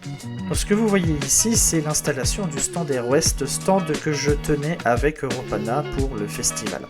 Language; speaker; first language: French; native; French